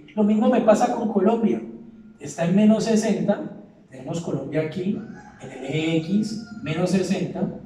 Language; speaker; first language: Spanish; native; Spanish